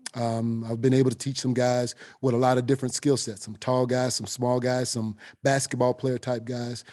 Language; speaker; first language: English; native; English